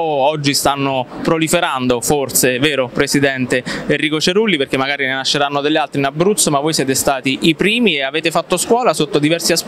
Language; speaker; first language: Italian; native; Italian